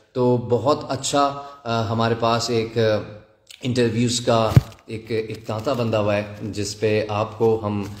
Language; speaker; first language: Urdu; native; Urdu